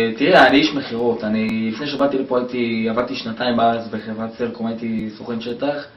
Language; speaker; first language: Hebrew; native; Hebrew